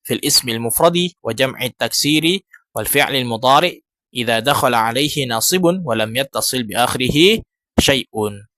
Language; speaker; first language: Arabic; non-native, fluent; Indonesian